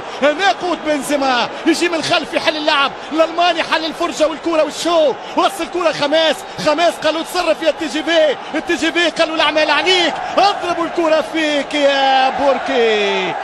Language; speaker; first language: Arabic; native; Arabic